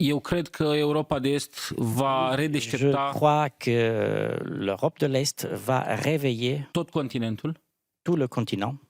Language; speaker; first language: French; non-native, fluent; Romanian